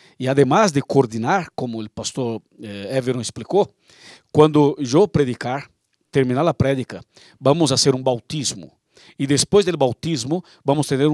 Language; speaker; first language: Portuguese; non-native, learner; Spanish